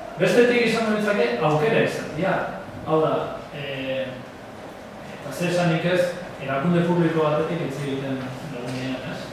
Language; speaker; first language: Basque; native; Basque